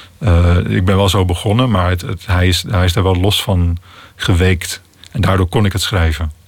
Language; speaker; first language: Dutch; native; Dutch